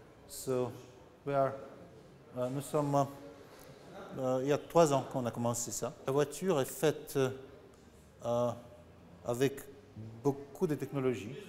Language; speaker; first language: French; non-native, learner; Russian